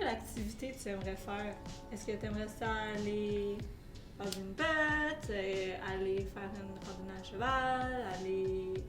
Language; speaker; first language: French; native; French